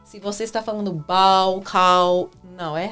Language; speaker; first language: Portuguese; non-native, fluent; English